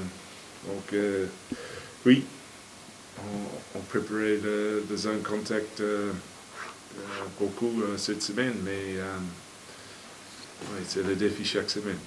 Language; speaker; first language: French; non-native, fluent; English